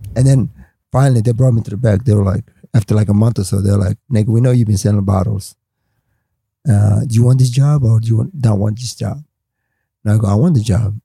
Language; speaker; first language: English; non-native, fluent; Swedish